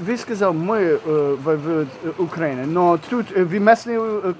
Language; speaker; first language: Russian; non-native, learner; English